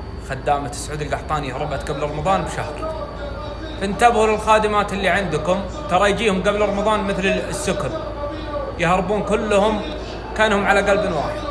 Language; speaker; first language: Arabic; native; Arabic